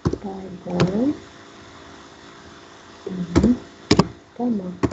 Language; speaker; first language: Kazakh; non-native, learner; Russian